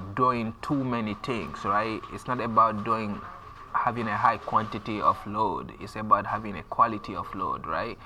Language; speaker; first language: English; non-native, fluent; French